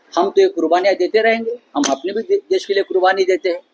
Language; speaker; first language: Hindi; non-native, local second language; Marathi